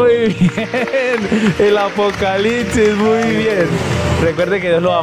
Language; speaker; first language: Spanish; native; Spanish